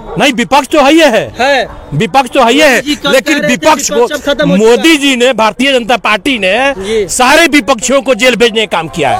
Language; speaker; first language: Hindi; native; Hindi